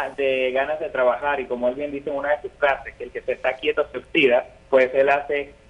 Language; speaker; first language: Spanish; native; Spanish